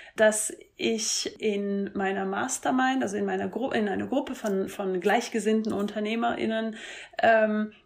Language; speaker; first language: German; non-native, fluent; French